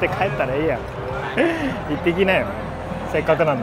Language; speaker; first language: Japanese; native; Japanese